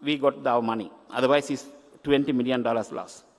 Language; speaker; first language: English; non-native, local second language; Sinhala